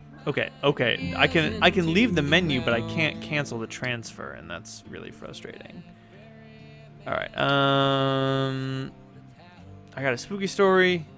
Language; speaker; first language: English; native; English